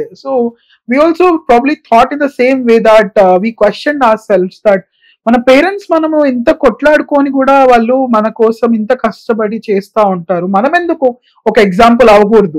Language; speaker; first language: Telugu; native; Telugu